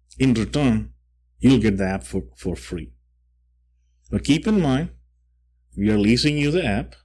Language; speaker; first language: English; non-native, local second language; Malayalam